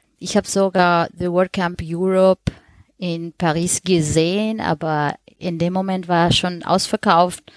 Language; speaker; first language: German; non-native, fluent; Spanish